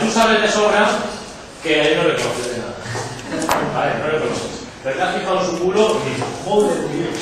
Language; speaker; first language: Spanish; native; Spanish